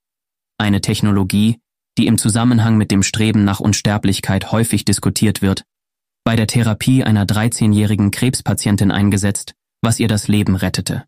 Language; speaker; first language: German; native; German